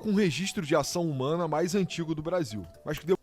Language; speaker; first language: Portuguese; native; Portuguese